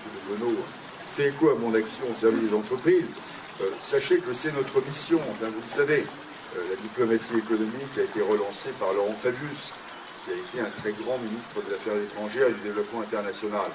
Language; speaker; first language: French; native; French